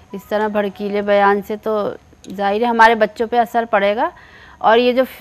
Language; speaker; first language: Hindi; native; Hindi